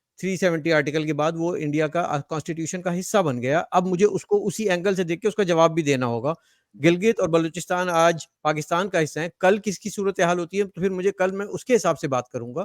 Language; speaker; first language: Urdu; native; Urdu